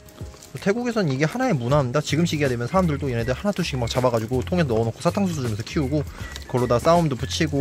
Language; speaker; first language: Korean; native; Korean